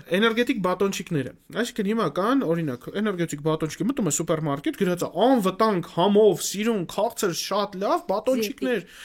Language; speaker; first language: Armenian; native; Armenian